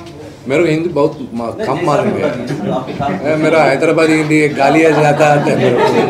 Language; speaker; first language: Hindi; non-native, local second language; Telugu